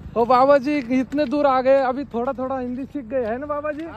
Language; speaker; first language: Hindi; non-native, local second language; Marathi